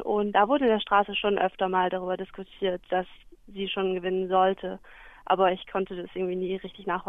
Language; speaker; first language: German; native; German